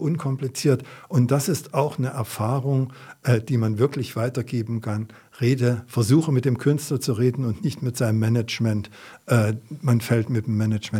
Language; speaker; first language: German; native; German